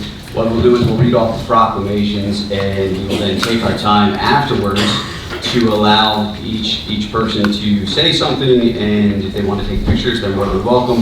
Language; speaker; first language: English; native; English